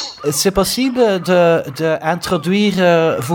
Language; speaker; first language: French; non-native, fluent; Dutch